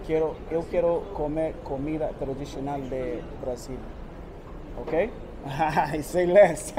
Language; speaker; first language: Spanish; non-native, learner; English